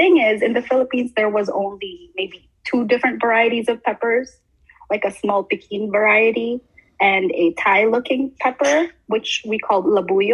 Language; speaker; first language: English; non-native, local second language; Filipino